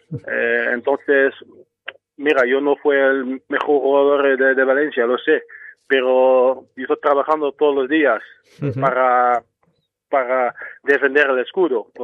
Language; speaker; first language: Spanish; non-native, fluent; Dutch